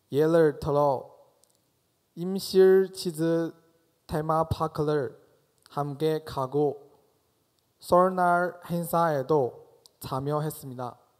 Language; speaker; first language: Korean; non-native, fluent; Chinese